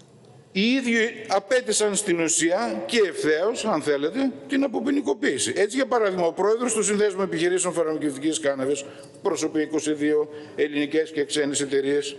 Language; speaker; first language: Greek; native; Greek